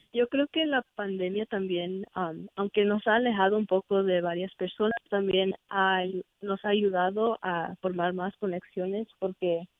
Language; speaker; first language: Spanish; early bilingual, heritage; Spanish